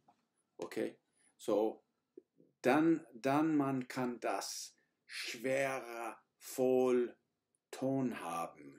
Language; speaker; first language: German; non-native, learner; English